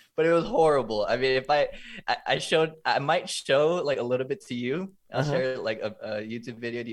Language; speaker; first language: English; native; English